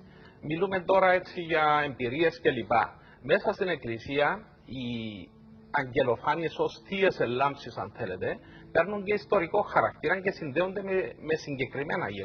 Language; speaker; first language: Greek; native; Greek